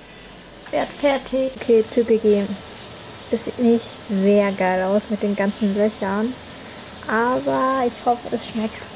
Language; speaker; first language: German; early bilingual, other home language; Vietnamese